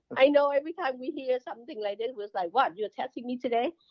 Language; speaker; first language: English; non-native, fluent; Vietnamese